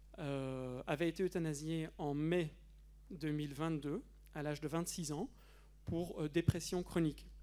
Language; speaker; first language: French; native; French